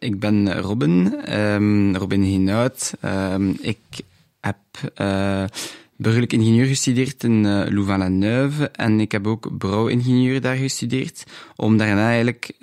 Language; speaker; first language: Dutch; non-native, local second language; French